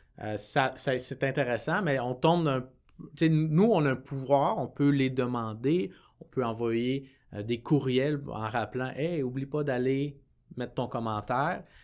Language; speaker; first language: French; native; French